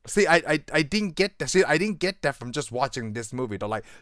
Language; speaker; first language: English; non-native, local second language; Cantonese